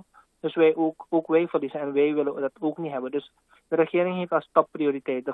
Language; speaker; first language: Dutch; native; Dutch